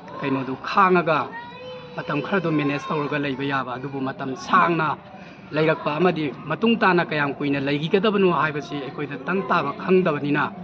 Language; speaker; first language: Manipuri; native; Manipuri